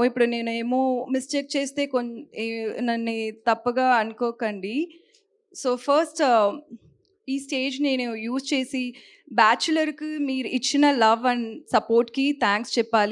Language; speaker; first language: Telugu; non-native, learner; Tamil